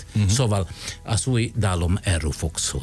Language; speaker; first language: Hungarian; non-native, fluent; Italian